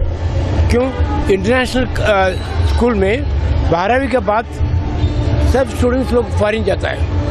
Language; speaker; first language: Hindi; non-native, local second language; Tamil